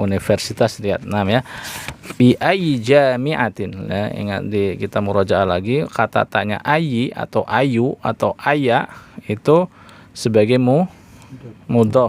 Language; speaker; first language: Indonesian; native; Indonesian